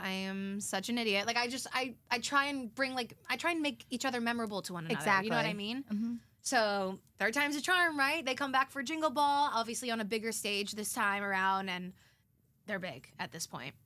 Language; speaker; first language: English; native; English